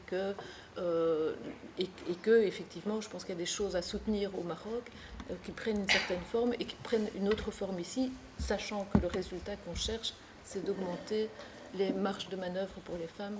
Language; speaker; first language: French; native; French